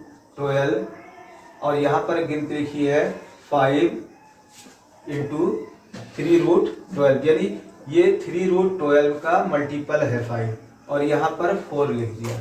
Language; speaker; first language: Hindi; native; Hindi